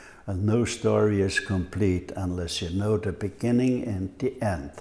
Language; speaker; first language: English; non-native, fluent; German